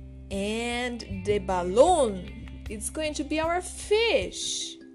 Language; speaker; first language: English; non-native, fluent; Portuguese